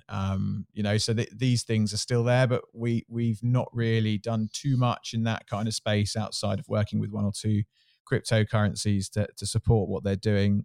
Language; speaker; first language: English; native; English